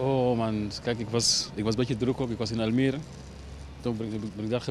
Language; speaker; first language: Dutch; non-native, learner; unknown